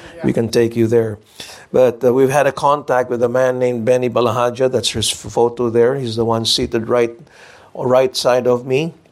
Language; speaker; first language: English; non-native, local second language; Filipino